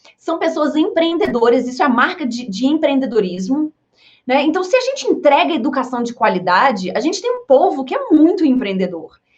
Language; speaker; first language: Portuguese; early bilingual, heritage; Portuguese